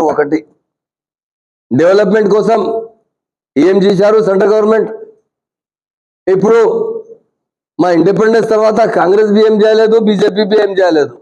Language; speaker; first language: Telugu; non-native, local second language; Urdu